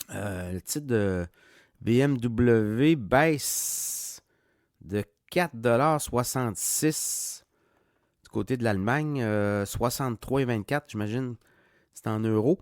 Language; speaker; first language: French; native; French